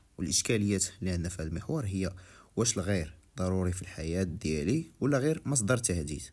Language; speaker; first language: Arabic; native; Arabic